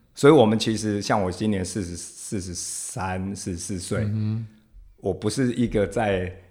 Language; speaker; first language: Chinese; non-native, local second language; Min Nan Chinese